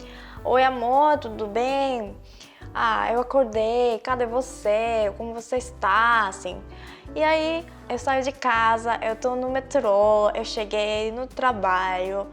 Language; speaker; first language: Portuguese; non-native, fluent; Korean